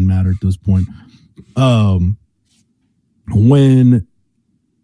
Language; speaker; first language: English; native; English